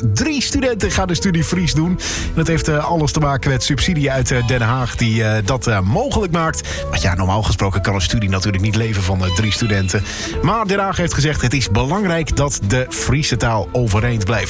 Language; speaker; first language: Dutch; native; Dutch